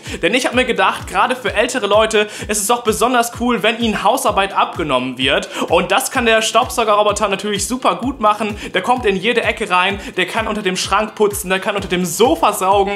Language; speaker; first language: German; native; German